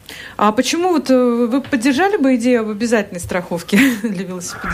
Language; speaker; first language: Russian; native; Russian